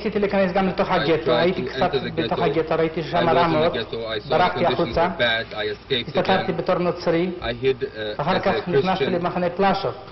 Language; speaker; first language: Hebrew; non-native, fluent; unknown